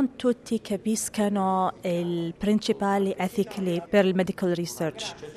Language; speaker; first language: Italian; non-native, learner; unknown